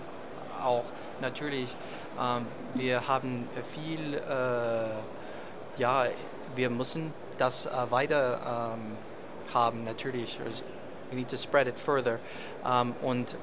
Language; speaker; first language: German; non-native, learner; English